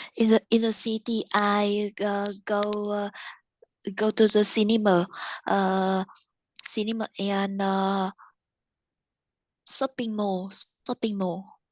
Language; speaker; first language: English; non-native, learner; Vietnamese